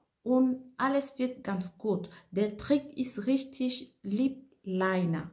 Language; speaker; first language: German; non-native, fluent; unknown